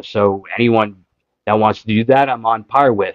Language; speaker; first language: English; native; English